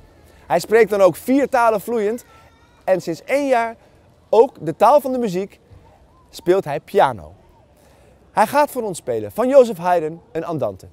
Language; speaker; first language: Dutch; native; Dutch